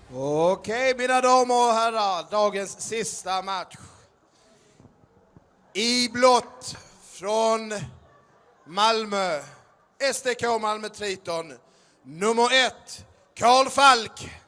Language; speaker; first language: Swedish; native; Swedish